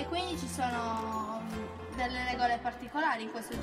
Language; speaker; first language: Italian; native; Italian